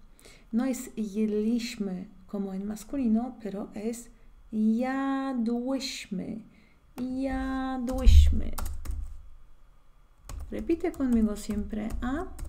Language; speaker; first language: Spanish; non-native, fluent; Polish